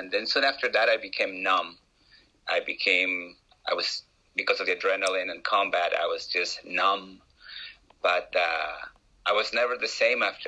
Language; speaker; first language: English; non-native, fluent; Spanish